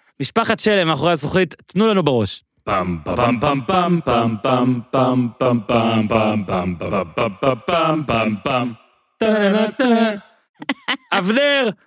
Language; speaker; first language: Hebrew; native; Hebrew